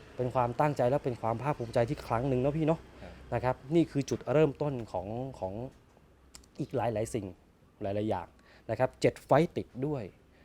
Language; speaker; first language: Thai; native; Thai